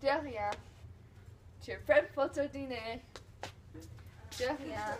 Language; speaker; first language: French; non-native, learner; English